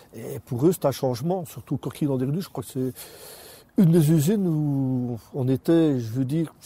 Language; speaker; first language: French; native; French